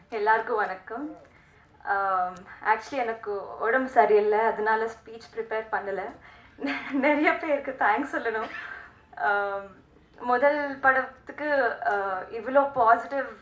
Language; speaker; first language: Tamil; non-native, learner; Telugu